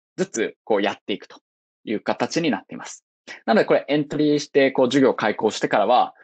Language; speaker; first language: Japanese; native; Japanese